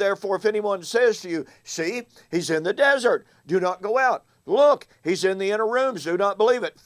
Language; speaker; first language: English; native; English